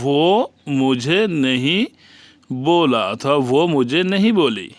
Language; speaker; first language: Hindi; non-native, learner; Bangla